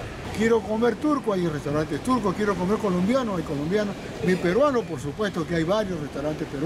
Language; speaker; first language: Spanish; native; Spanish